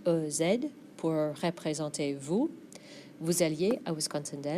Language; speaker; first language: French; non-native, fluent; English